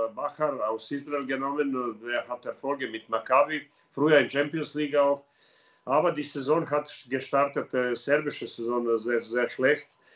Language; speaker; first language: German; non-native, learner; Serbian